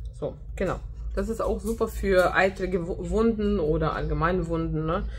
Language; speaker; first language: German; non-native, fluent; Russian